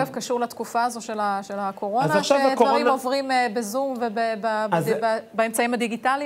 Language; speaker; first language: Hebrew; native; Hebrew